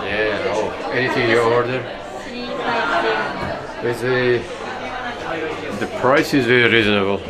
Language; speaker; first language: English; non-native, fluent; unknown